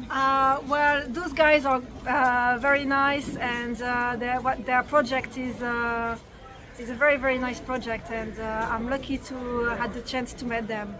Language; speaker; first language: English; non-native, learner; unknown